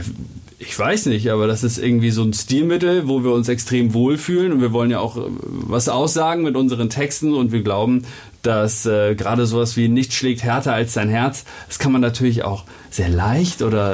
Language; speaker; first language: German; native; German